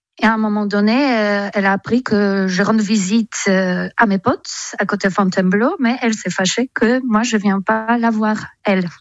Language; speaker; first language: French; non-native, fluent; Polish